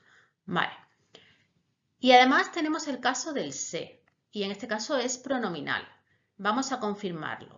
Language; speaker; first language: Spanish; native; Spanish